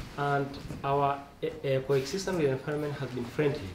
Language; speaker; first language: English; non-native, local second language; Masai